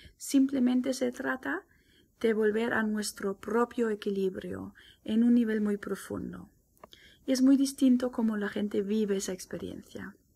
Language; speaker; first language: Spanish; non-native, fluent; German